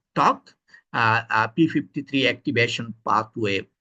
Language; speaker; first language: English; non-native, local second language; Bangla